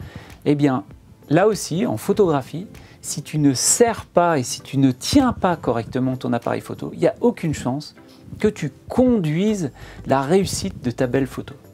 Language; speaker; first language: French; native; French